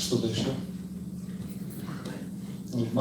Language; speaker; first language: Russian; native; Russian